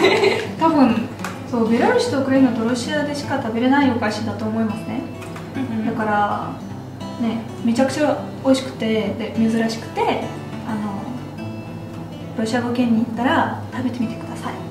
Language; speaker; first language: Japanese; non-native, fluent; Russian